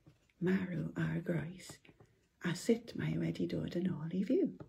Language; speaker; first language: Welsh; non-native, local second language; English